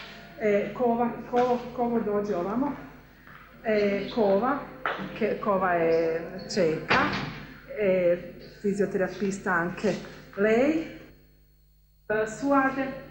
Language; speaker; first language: Italian; non-native, fluent; Bosnian